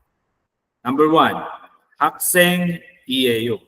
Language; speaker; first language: Korean; non-native, fluent; Filipino